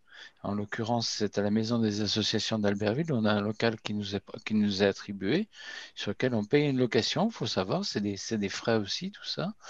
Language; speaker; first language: French; native; French